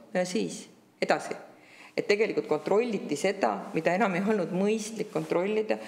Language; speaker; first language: Estonian; native; Estonian